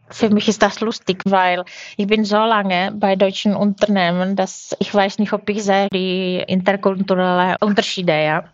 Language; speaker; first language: German; non-native, fluent; Czech